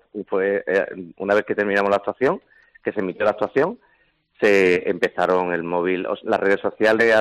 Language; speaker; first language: Spanish; native; Spanish